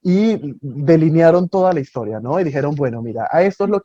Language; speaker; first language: Spanish; native; Spanish